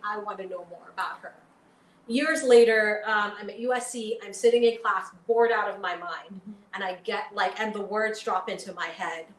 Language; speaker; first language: English; early bilingual, other home language; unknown